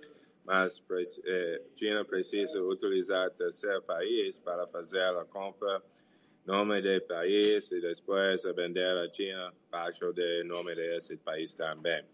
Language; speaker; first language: Portuguese; non-native, learner; English